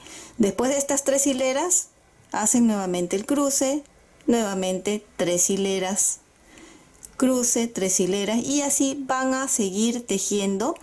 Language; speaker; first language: Spanish; native; Spanish